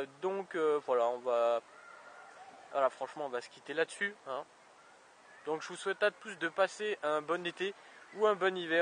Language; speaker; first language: French; native; French